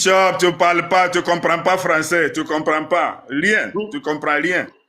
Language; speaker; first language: French; non-native, learner; Igbo